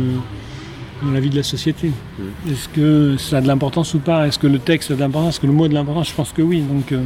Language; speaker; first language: French; native; French